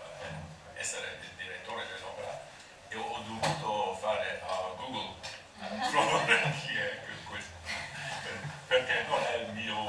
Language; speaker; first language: Italian; non-native, learner; English